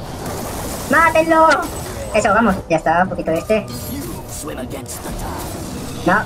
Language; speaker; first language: Spanish; native; Spanish